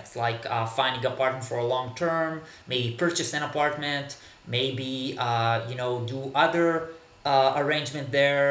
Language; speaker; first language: English; non-native, fluent; Hebrew